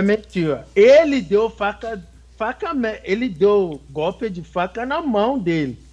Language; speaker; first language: Portuguese; non-native, fluent; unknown